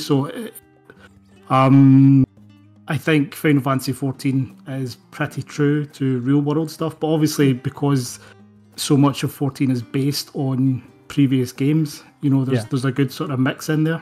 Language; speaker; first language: English; native; English